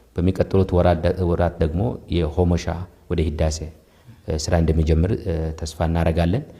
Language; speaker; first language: Amharic; non-native, local second language; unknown